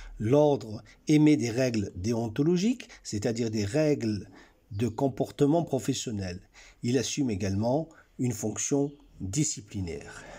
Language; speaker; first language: French; non-native, local second language; Arabic